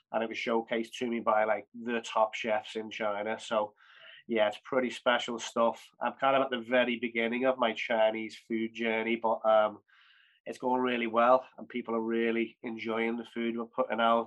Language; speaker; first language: English; native; English